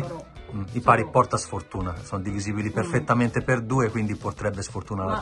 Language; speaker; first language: Italian; native; Italian